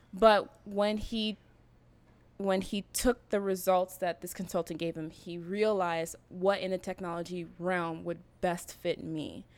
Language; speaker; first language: English; native; English